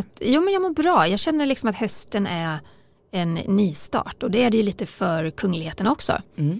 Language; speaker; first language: Swedish; native; Swedish